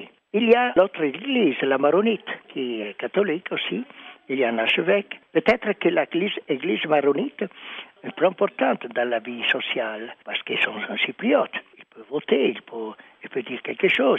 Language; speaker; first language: French; non-native, fluent; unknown